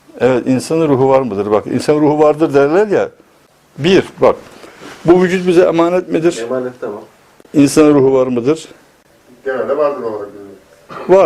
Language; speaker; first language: Turkish; native; Turkish